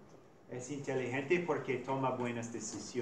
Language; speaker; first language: Spanish; non-native, fluent; English